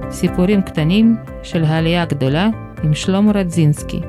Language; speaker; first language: Hebrew; non-native, fluent; Russian